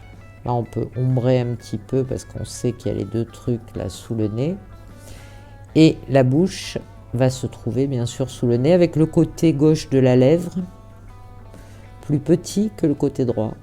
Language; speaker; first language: French; native; French